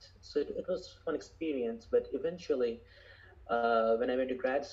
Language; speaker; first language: English; non-native, local second language; Bangla